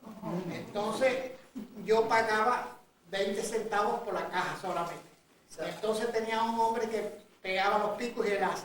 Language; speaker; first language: Spanish; native; Spanish